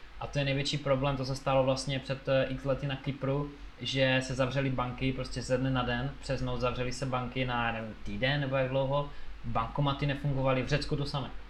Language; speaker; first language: Czech; native; Czech